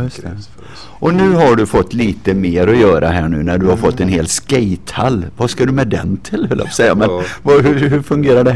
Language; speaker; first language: Swedish; native; Swedish